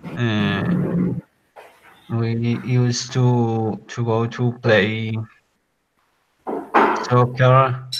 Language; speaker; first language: English; non-native, learner; Spanish